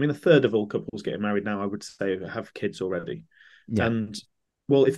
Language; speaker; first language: English; native; English